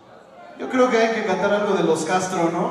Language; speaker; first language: Spanish; native; Spanish